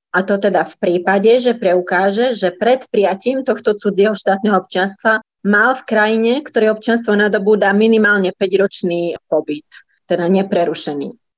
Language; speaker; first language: Slovak; native; Slovak